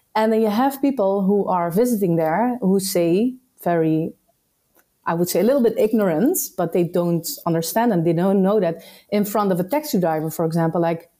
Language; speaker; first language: English; non-native, fluent; Dutch